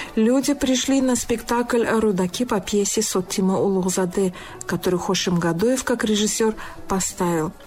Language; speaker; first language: Russian; non-native, local second language; Tajik